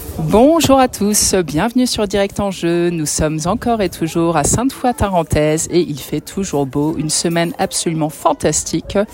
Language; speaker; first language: French; native; French